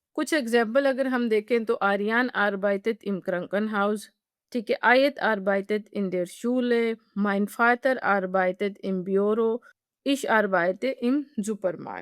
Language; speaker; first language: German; non-native, fluent; Urdu